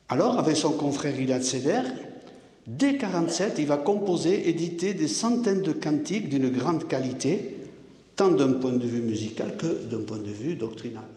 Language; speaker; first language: French; native; French